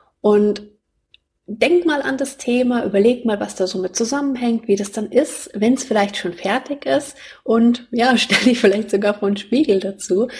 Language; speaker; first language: German; native; German